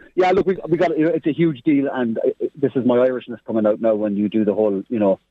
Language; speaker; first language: English; native; English